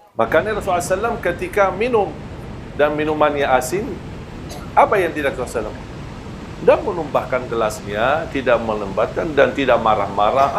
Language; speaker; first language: Malay; non-native, fluent; Arabic